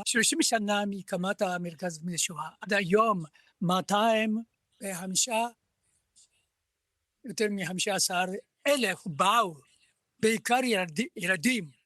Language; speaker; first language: Hebrew; non-native, learner; Japanese